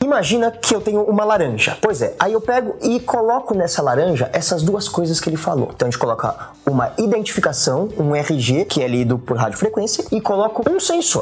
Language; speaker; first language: Portuguese; native; Portuguese